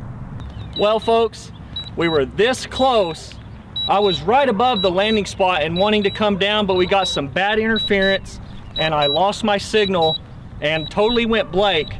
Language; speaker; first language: English; native; English